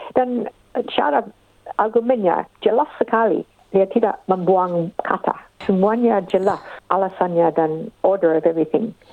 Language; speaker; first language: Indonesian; non-native, fluent; English